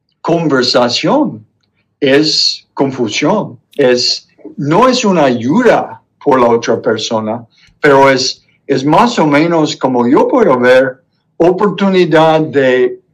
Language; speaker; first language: Spanish; non-native, fluent; English